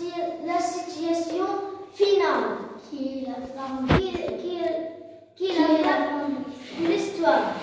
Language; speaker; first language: French; non-native, learner; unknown